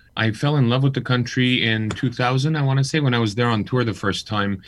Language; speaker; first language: English; early bilingual, other home language; Armenian